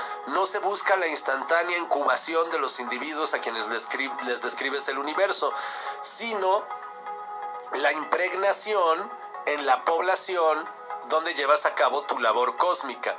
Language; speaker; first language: Spanish; native; Spanish